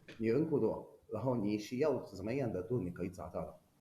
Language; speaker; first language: Chinese; non-native, fluent; Arabic